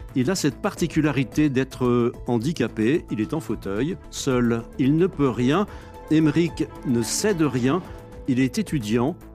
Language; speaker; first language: French; native; French